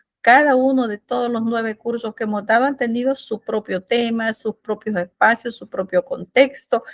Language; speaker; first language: Spanish; native; Spanish